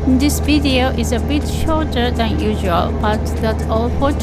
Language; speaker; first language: English; non-native, learner; Japanese